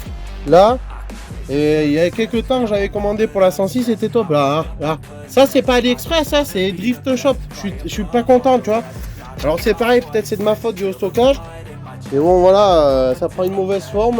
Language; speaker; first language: French; native; French